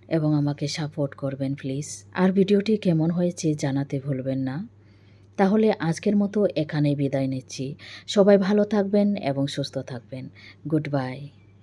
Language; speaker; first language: Bangla; non-native, local second language; Bodo